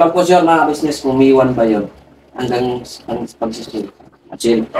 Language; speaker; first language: Filipino; non-native, local second language; Hiligaynon